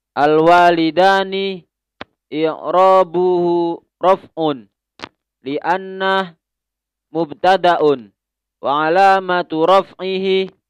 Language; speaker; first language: Arabic; non-native, learner; Indonesian